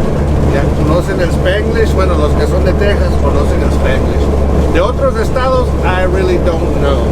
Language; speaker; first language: Spanish; early bilingual, heritage; Spanish